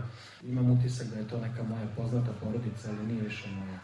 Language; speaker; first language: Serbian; early bilingual, heritage; Serbian